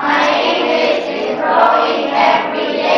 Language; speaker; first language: English; non-native, learner; Indonesian